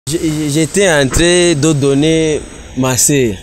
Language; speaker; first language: French; non-native, local second language; Rundi